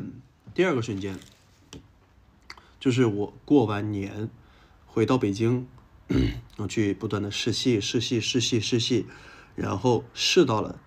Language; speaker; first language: Chinese; native; Chinese